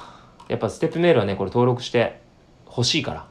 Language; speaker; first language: Japanese; native; Japanese